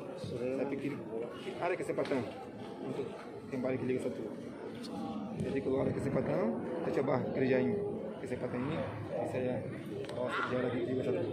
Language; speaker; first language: Indonesian; non-native, fluent; Portuguese